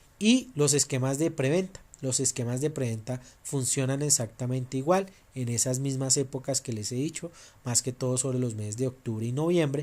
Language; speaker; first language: Spanish; native; Spanish